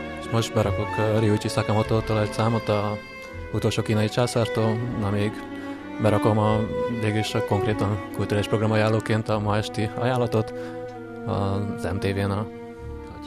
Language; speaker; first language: Hungarian; native; Hungarian